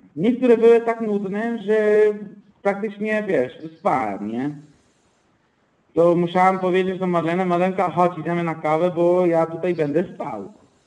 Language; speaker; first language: Polish; non-native, fluent; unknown